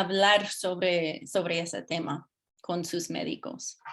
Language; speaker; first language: Spanish; non-native, fluent; English